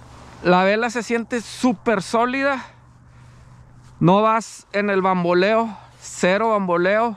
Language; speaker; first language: Spanish; native; Spanish